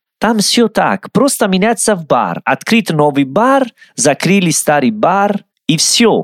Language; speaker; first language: Russian; non-native, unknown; Italian